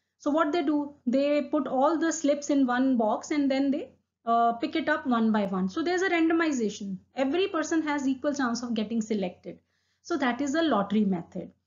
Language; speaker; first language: English; non-native, local second language; Hindi